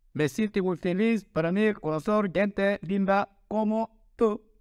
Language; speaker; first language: Spanish; non-native, learner; Turkish